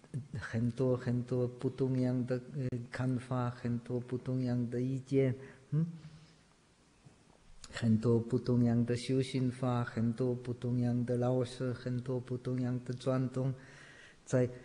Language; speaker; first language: Chinese; non-native, fluent; Czech